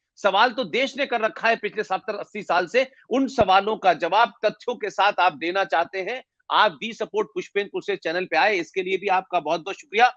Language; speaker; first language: Hindi; native; Hindi